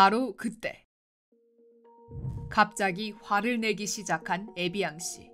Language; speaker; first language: Korean; native; Korean